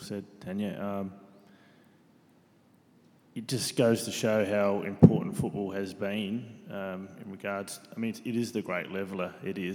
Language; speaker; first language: English; native; English